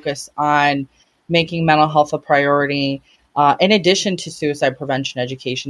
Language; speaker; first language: English; native; English